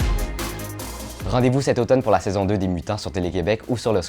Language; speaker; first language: French; native; French